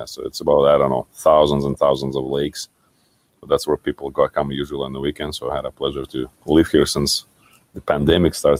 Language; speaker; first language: English; non-native, fluent; Kazakh